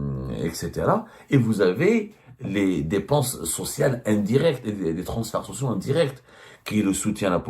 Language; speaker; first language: French; non-native, local second language; Arabic